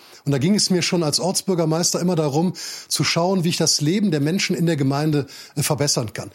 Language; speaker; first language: German; native; German